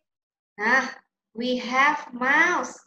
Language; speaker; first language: English; non-native, learner; Indonesian